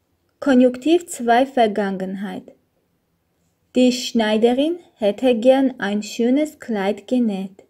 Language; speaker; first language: German; non-native, fluent; Armenian